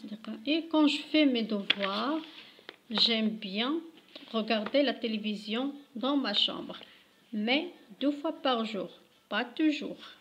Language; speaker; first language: French; non-native, local second language; Arabic